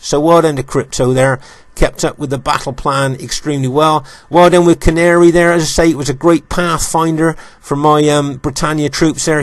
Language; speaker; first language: English; native; English